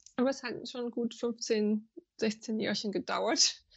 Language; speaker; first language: German; non-native, fluent; English